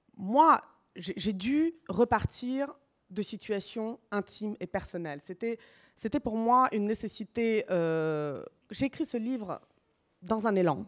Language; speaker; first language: French; early bilingual, other home language; Russian